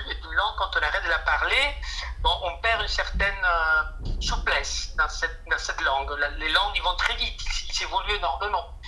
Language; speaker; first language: French; non-native, fluent; Spanish